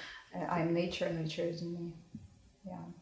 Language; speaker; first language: English; non-native, learner; Ukrainian